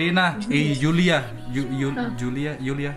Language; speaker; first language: Russian; non-native, learner; Indonesian